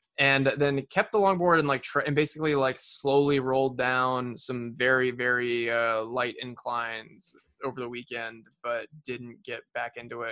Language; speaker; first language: English; native; English